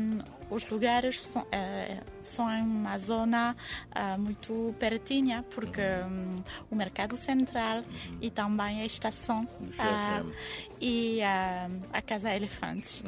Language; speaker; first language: Portuguese; non-native, fluent; French